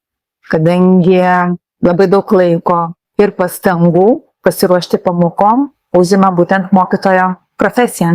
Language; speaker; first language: Lithuanian; non-native, local second language; Polish